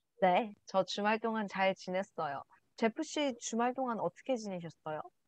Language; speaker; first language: Korean; native; Korean